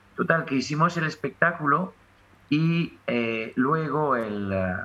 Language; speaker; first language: Spanish; non-native, fluent; French